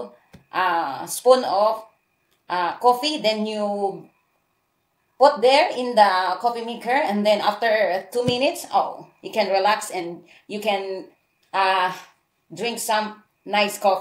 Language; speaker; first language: English; non-native, learner; Filipino